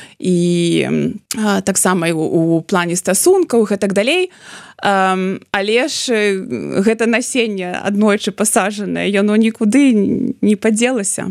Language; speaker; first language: Belarusian; non-native, local second language; Russian